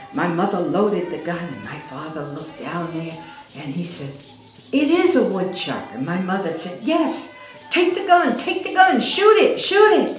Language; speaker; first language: English; native; English